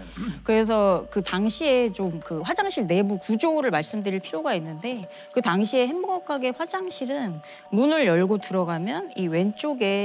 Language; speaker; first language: Korean; native; Korean